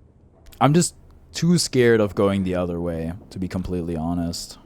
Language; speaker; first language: English; native; English